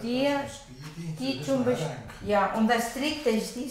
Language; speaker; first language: German; non-native, learner; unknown